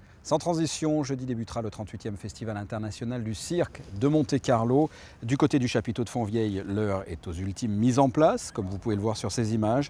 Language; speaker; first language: French; native; French